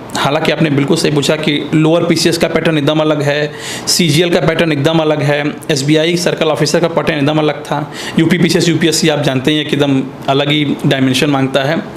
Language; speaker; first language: Hindi; native; Hindi